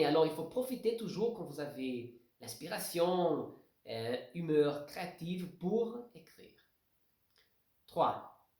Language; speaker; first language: French; non-native, fluent; Portuguese